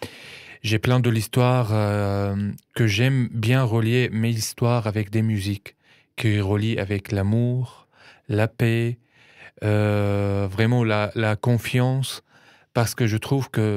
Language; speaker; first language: French; non-native, learner; Arabic